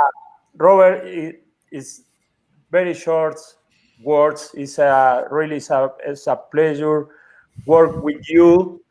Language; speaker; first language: English; non-native, learner; Spanish